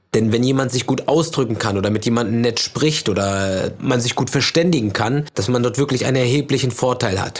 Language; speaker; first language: German; early bilingual, other home language; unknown